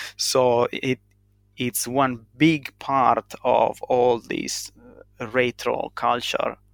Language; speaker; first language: English; non-native, fluent; Italian